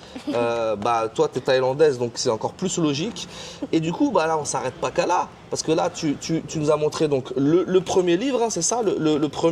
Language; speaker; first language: French; native; French